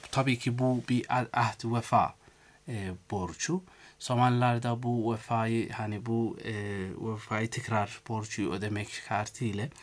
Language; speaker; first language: Turkish; non-native, fluent; Somali